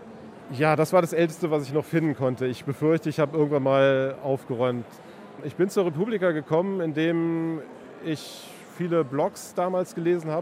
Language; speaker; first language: German; native; German